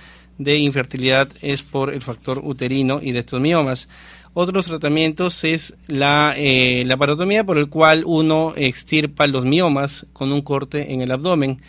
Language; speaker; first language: Spanish; native; Spanish